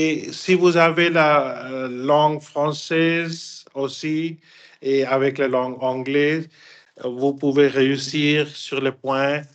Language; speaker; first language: French; non-native, fluent; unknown